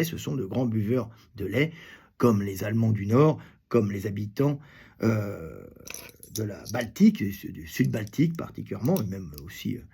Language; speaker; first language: French; native; French